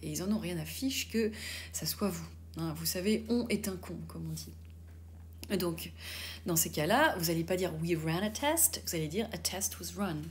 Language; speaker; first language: French; native; French